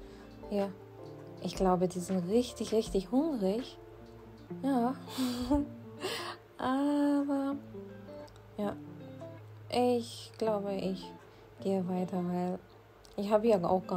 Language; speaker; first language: German; non-native, fluent; Urdu